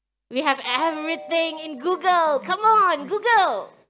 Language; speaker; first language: English; non-native, local second language; Malay